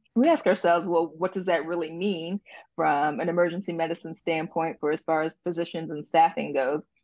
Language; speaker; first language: English; native; English